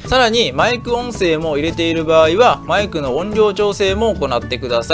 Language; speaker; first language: Japanese; native; Japanese